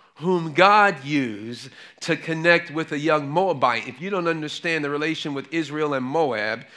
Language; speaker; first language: English; native; English